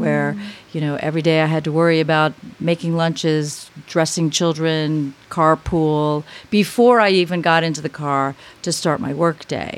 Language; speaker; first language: English; native; English